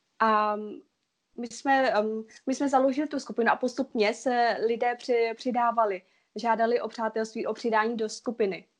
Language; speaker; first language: Czech; non-native, fluent; Vietnamese